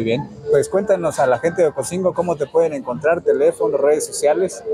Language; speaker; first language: Spanish; native; Spanish